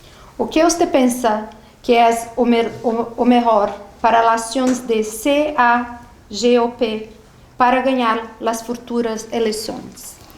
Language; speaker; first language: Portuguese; non-native, learner; Spanish